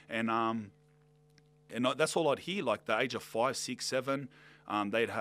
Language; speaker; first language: English; native; English